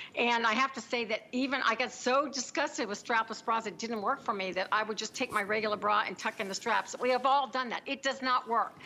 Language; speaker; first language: English; native; English